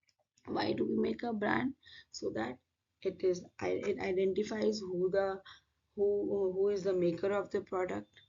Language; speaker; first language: English; non-native, local second language; Hindi